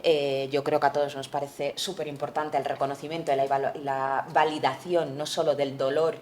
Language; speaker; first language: Spanish; native; Spanish